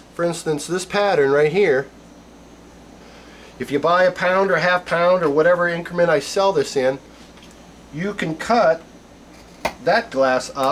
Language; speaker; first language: English; native; English